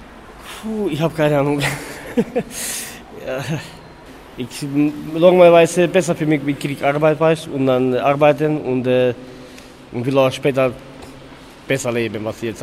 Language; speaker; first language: German; non-native, learner; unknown